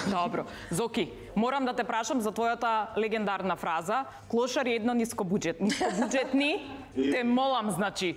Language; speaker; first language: Macedonian; native; Macedonian